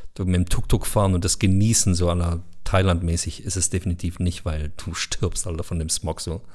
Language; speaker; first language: German; early bilingual, other home language; Bosnian